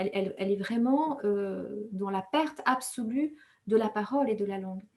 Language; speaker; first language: French; non-native, local second language; Kinyarwanda